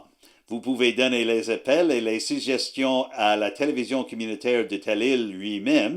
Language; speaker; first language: French; non-native, learner; English